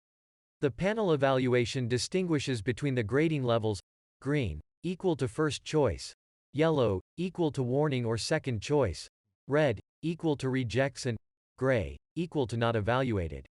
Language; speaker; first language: English; non-native, fluent; German